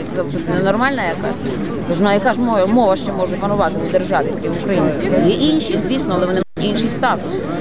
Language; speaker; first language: Ukrainian; native; Ukrainian